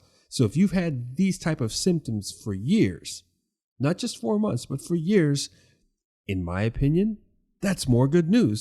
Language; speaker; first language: English; native; English